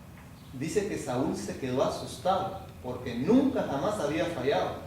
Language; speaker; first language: Spanish; native; Spanish